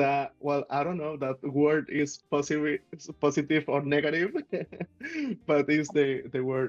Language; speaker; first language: English; non-native, learner; Spanish